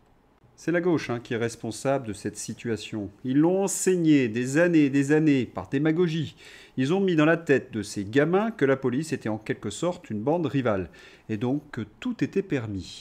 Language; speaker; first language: French; native; French